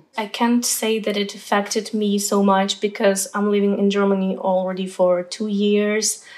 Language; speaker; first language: English; non-native, fluent; Ukrainian